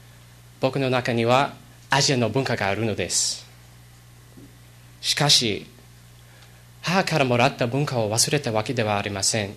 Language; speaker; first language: Japanese; non-native, learner; English